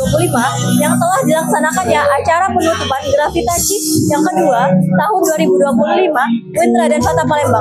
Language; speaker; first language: Indonesian; native; Indonesian